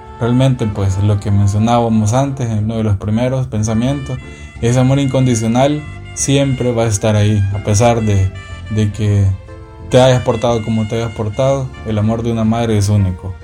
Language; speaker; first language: Spanish; native; Spanish